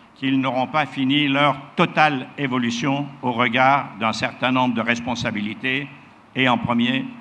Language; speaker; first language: French; native; French